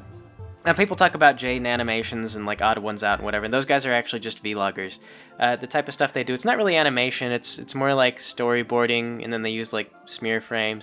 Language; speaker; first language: English; native; English